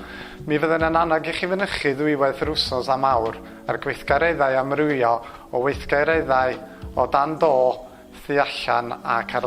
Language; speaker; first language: Welsh; native; Welsh